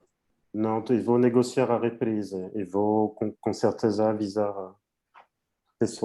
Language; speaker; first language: Portuguese; non-native, fluent; French